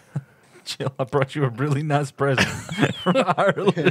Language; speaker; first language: English; native; English